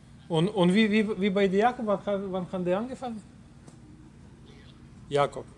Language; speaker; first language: German; non-native, learner; Polish